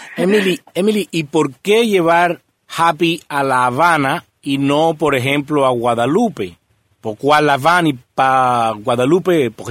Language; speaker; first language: Spanish; native; Spanish